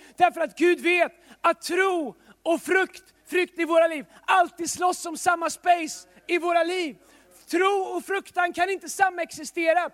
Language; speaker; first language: Swedish; native; Swedish